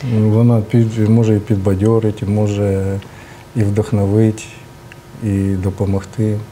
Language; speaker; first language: Ukrainian; non-native, local second language; Russian